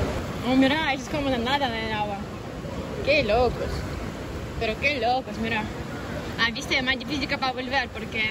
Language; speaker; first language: Spanish; non-native, fluent; Ukrainian